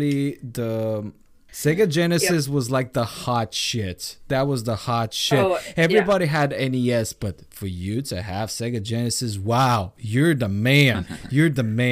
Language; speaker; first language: English; non-native, fluent; Bulgarian